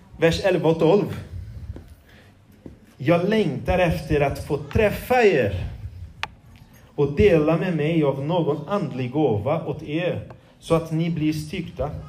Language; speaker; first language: Swedish; non-native, fluent; Portuguese